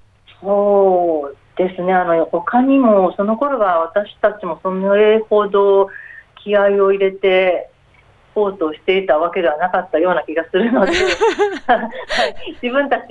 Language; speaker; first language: Japanese; native; Japanese